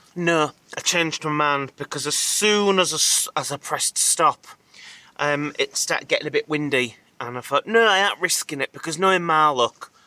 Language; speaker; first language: English; native; English